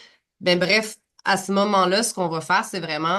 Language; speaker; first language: French; native; French